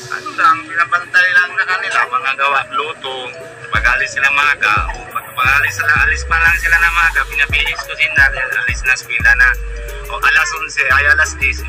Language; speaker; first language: Filipino; non-native, learner; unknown